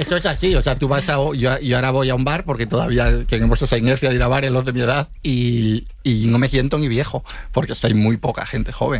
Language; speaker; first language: Spanish; native; Spanish